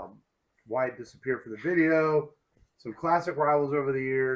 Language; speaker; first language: English; native; English